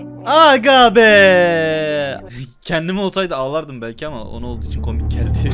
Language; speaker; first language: Turkish; native; Turkish